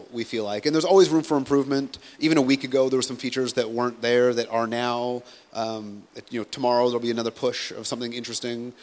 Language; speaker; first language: English; native; English